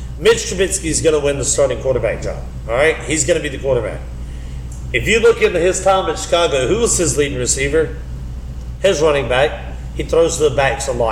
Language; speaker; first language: English; native; English